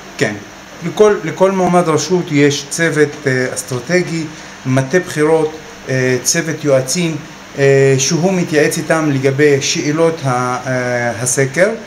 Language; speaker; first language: Hebrew; non-native, local second language; Arabic